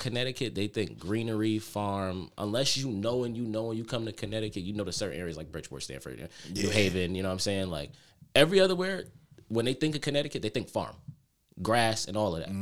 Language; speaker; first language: English; native; English